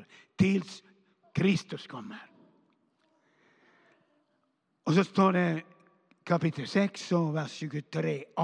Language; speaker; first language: Swedish; non-native, fluent; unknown